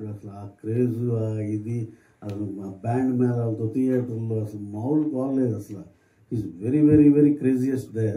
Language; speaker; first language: Telugu; native; Telugu